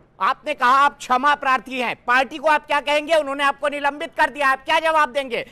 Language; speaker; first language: Hindi; native; Hindi